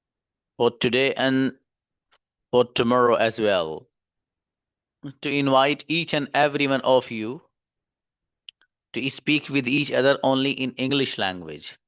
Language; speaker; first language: English; non-native, local second language; Hindi